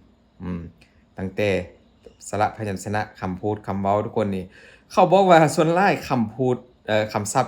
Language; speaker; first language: Thai; non-native, local second language; Northeastern Thai